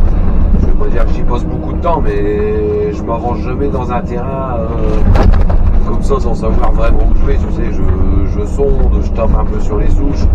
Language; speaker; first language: French; native; French